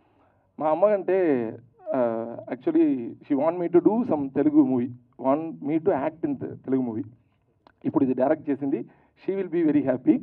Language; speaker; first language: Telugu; non-native, local second language; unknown